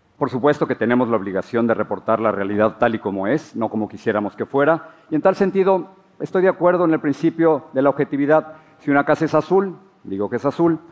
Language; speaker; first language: Spanish; native; Spanish